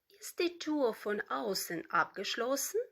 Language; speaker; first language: German; non-native, fluent; Ukrainian